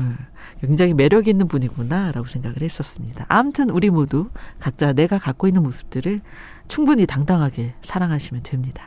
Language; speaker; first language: Korean; native; Korean